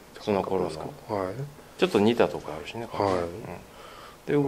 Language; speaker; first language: Japanese; native; Japanese